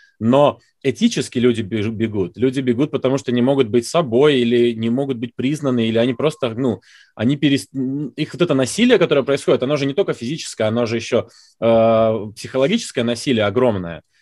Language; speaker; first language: Russian; native; Russian